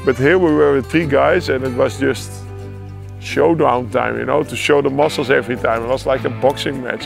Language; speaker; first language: English; non-native, fluent; Dutch